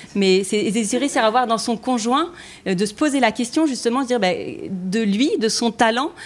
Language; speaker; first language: French; native; French